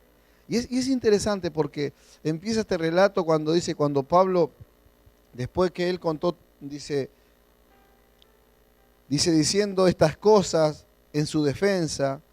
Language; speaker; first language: Spanish; native; Spanish